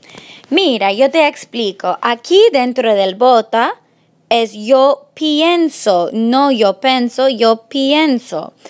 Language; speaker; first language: Spanish; non-native, fluent; English